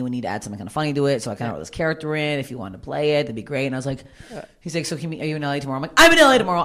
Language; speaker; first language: English; native; English